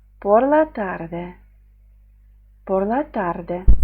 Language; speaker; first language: Spanish; non-native, fluent; Ukrainian